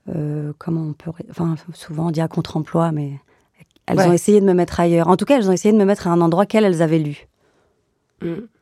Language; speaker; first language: French; native; French